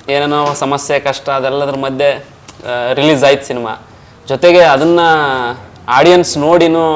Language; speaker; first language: Kannada; native; Kannada